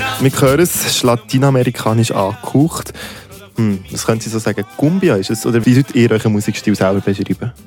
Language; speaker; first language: German; native; German